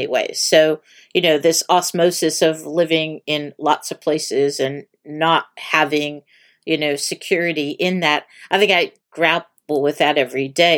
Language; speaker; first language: English; native; English